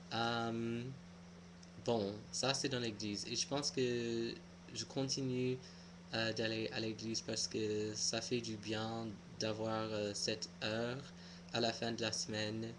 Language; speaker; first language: French; non-native, fluent; English